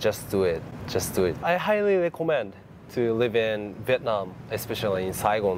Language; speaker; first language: English; non-native, fluent; Japanese